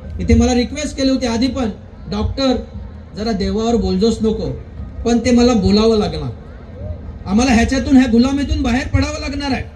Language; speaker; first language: Marathi; native; Marathi